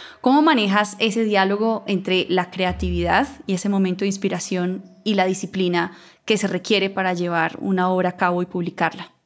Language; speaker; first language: Spanish; native; Spanish